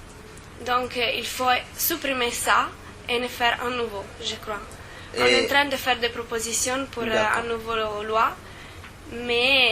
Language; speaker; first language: French; non-native, fluent; Italian